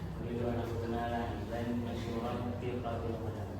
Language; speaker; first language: Arabic; non-native, learner; Indonesian